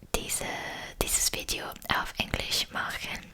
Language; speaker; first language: German; non-native, learner; English